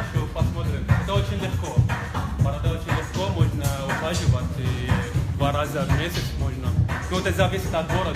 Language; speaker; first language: Russian; non-native, local second language; Georgian